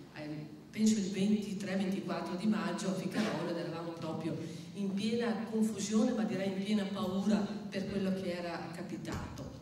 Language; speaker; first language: Italian; native; Italian